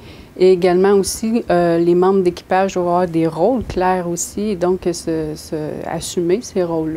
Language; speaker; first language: French; native; French